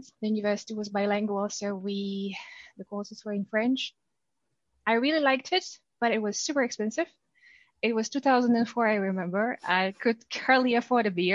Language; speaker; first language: English; non-native, fluent; Polish